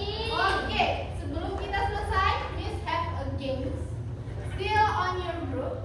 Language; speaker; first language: English; non-native, learner; Indonesian